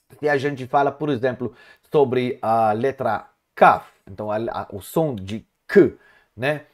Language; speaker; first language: Portuguese; non-native, fluent; Hebrew